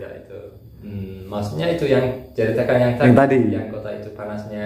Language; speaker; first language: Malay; non-native, learner; Turkish